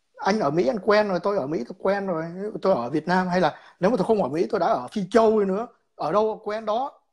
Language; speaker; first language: Vietnamese; native; Vietnamese